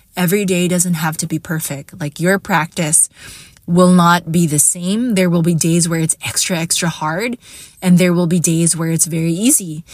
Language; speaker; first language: English; non-native, local second language; Hiligaynon